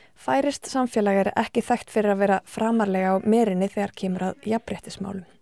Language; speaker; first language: Icelandic; native; Icelandic